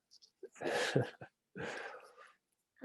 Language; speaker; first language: Spanish; non-native, learner; English